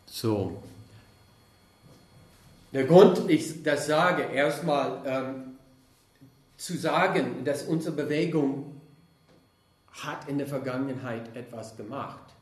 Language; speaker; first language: German; non-native, fluent; English